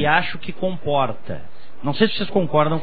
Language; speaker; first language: Portuguese; native; Portuguese